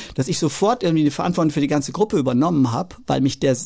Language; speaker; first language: German; native; German